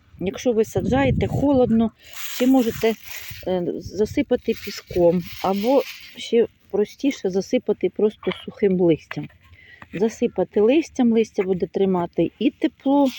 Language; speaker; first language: Ukrainian; native; Ukrainian